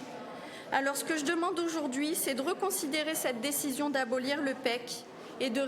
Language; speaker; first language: French; native; French